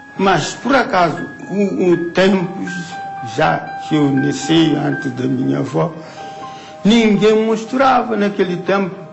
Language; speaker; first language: Portuguese; non-native, local second language; Kabuverdianu